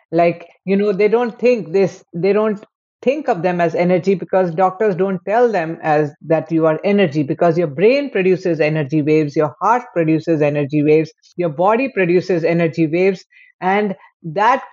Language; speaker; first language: English; non-native, local second language; Hindi